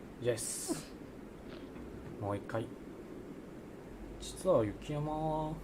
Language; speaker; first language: Japanese; non-native, learner; Chinese